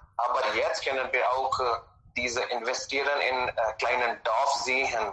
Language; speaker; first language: German; non-native, learner; Hindi